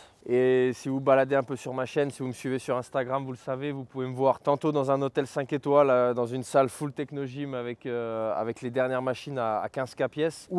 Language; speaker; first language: French; native; French